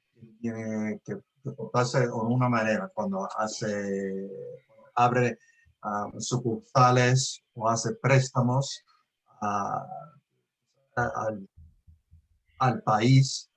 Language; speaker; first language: Spanish; early bilingual, heritage; Spanish